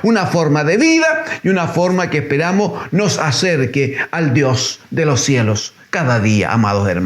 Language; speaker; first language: Spanish; native; Spanish